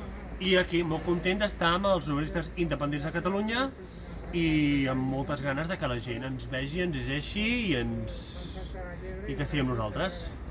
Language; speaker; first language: Catalan; native; Catalan